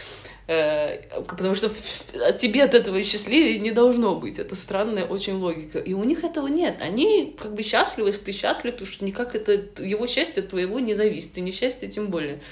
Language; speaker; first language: Russian; native; Russian